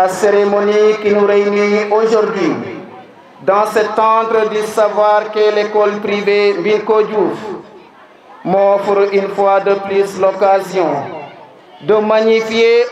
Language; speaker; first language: French; non-native, local second language; Serer